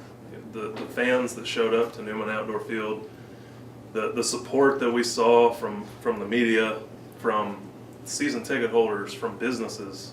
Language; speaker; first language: English; native; English